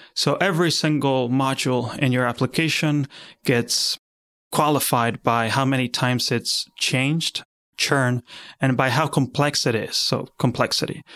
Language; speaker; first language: English; non-native, fluent; Spanish